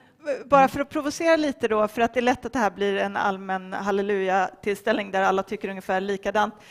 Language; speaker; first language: Swedish; native; Swedish